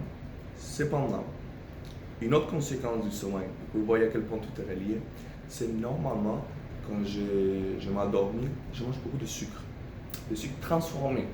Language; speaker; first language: French; non-native, fluent; Spanish